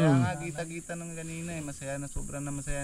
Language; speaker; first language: Filipino; non-native, fluent; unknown